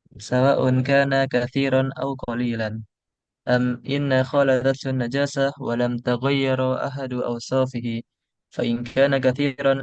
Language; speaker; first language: Arabic; non-native, learner; Indonesian